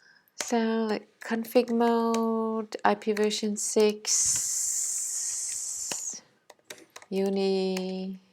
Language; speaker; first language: English; non-native, fluent; Danish